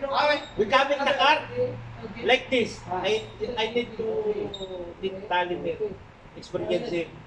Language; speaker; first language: English; non-native, learner; Filipino